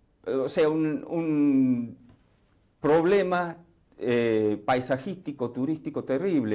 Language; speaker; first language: Spanish; native; Spanish